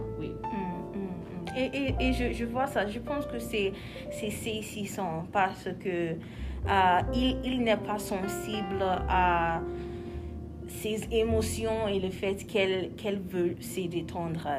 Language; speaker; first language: French; non-native, learner; English